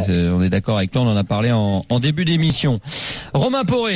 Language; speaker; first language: French; native; French